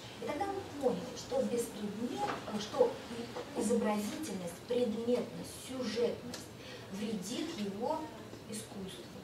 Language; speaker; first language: Russian; native; Russian